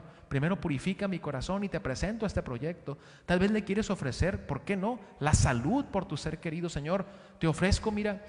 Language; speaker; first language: Spanish; native; Spanish